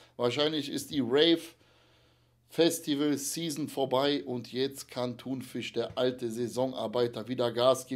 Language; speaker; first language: German; native; German